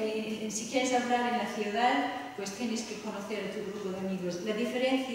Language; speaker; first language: Spanish; non-native, fluent; English